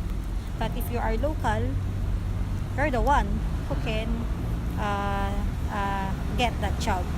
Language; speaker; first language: English; non-native, learner; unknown